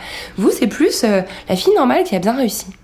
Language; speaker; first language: French; native; French